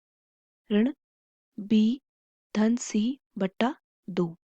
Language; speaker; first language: Hindi; native; Hindi